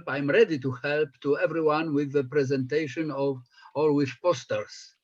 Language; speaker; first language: English; non-native, fluent; Polish